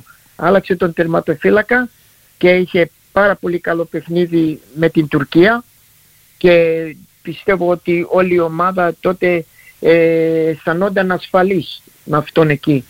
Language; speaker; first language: Greek; early bilingual, heritage; Greek